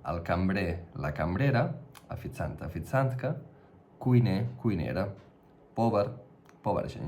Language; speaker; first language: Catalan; non-native, fluent; Russian